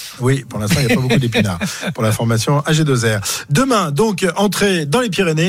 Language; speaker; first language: French; native; French